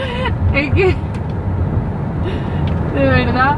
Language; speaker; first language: Spanish; native; Spanish